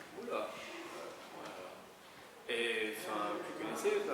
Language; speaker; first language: French; non-native, fluent; Spanish